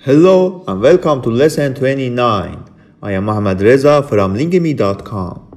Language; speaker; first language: English; non-native, fluent; Persian